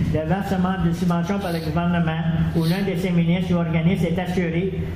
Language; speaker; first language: French; native; French